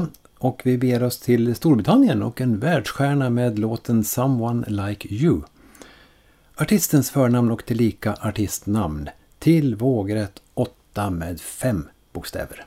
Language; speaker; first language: Swedish; native; Swedish